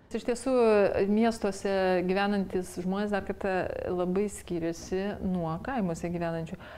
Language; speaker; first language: Lithuanian; native; Lithuanian